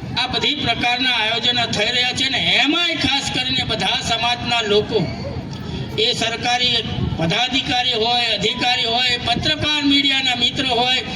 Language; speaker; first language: Gujarati; native; Gujarati